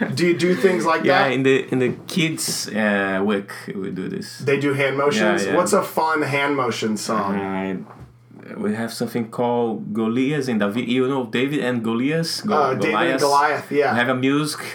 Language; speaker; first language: English; non-native, fluent; Portuguese